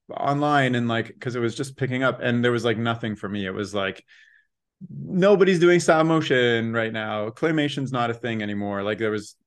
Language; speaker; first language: English; native; English